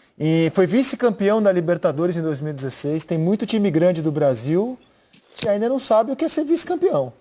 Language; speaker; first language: Portuguese; native; Portuguese